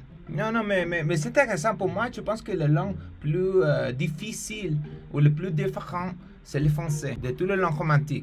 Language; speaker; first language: French; non-native, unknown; English